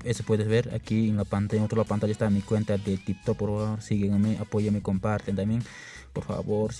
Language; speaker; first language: Spanish; non-native, local second language; Quechua